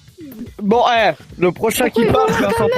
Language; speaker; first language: French; native; French